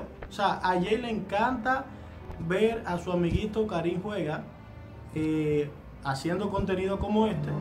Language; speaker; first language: Spanish; native; Spanish